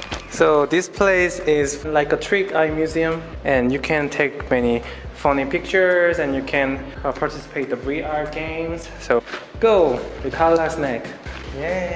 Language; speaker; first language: English; non-native, fluent; Korean